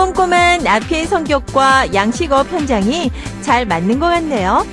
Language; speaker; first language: Korean; native; Korean